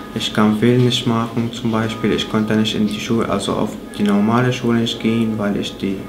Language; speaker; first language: German; non-native, fluent; Arabic